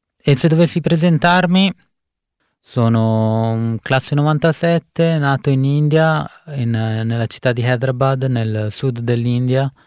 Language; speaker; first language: Italian; early bilingual, other home language; Punjabi